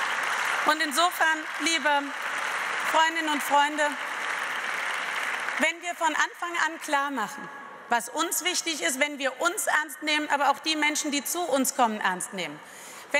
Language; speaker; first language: German; native; German